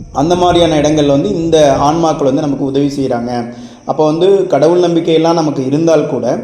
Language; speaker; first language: Tamil; native; Tamil